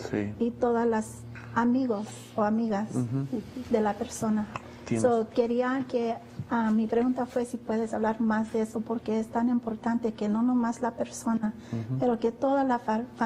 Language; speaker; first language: Spanish; early bilingual, heritage; Spanish